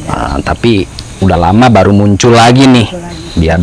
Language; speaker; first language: Malay; native; Malay